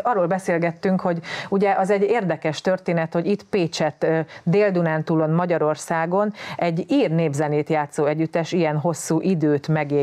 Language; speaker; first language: Hungarian; native; Hungarian